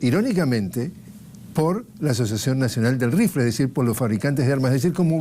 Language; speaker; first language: Spanish; native; Spanish